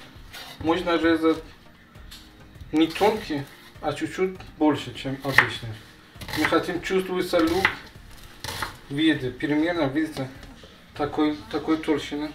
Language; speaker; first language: Russian; non-native, learner; Persian